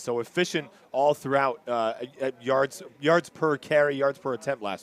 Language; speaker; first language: English; native; English